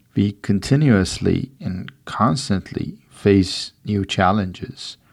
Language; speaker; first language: English; non-native, fluent; Persian